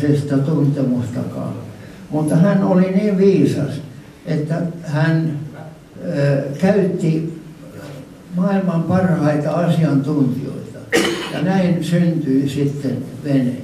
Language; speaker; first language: Finnish; non-native, local second language; Swedish